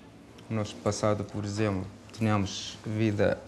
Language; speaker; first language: Portuguese; non-native, learner; Arabic